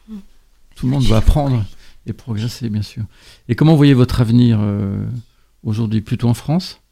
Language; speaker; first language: French; native; French